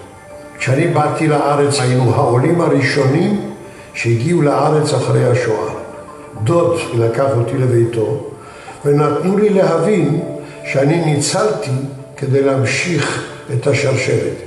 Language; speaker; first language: Hebrew; early bilingual, other home language; Yiddish